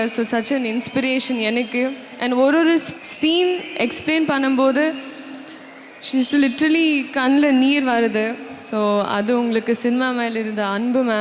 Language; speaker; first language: Tamil; non-native, learner; Telugu